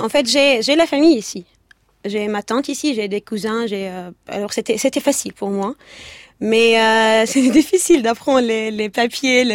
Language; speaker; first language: French; non-native, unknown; Arabic